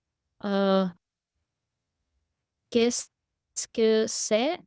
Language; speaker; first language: French; non-native, learner; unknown